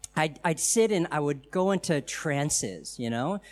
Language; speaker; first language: English; native; English